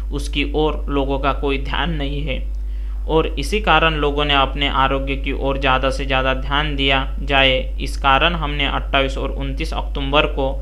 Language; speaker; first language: Hindi; non-native, local second language; Marathi